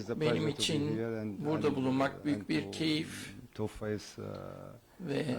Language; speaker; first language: Turkish; non-native, learner; Portuguese